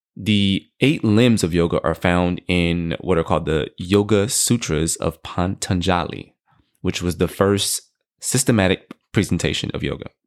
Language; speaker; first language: English; native; English